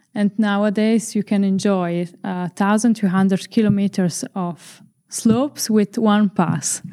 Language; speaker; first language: English; non-native, fluent; Italian